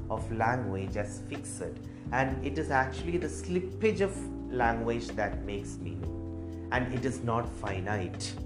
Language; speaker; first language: English; non-native, local second language; Malayalam